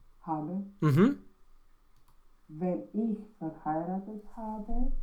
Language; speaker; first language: German; non-native, learner; Romanian